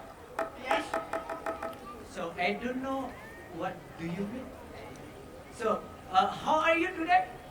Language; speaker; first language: English; non-native, learner; Russian